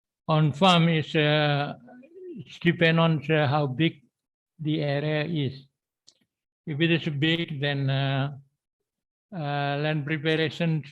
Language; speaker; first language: English; non-native, learner; Indonesian